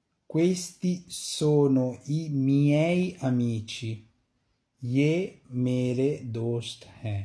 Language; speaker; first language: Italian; non-native, fluent; Urdu